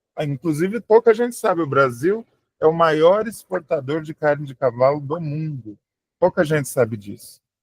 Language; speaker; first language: Portuguese; native; Portuguese